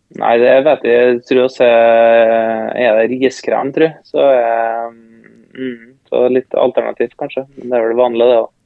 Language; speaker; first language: Norwegian; native; Norwegian